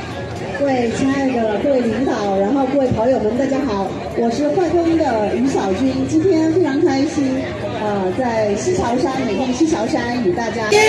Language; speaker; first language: Chinese; native; Chinese